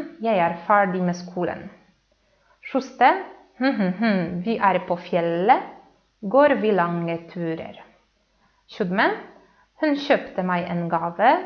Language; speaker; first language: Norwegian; non-native, fluent; Polish